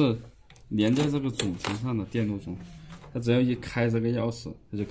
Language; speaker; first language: Chinese; native; Chinese